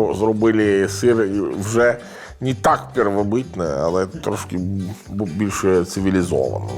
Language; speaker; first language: Ukrainian; non-native, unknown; Italian